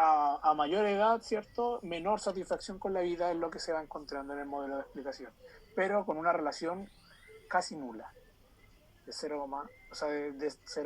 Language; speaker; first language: Spanish; native; Spanish